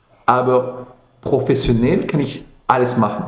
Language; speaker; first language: German; non-native, local second language; Dutch